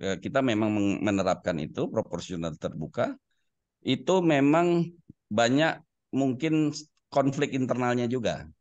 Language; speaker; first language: Indonesian; native; Indonesian